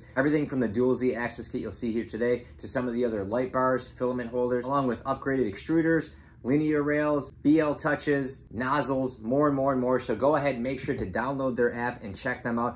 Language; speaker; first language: English; native; English